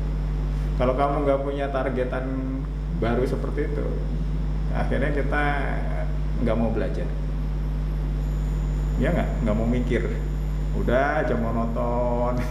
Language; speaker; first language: Indonesian; native; Indonesian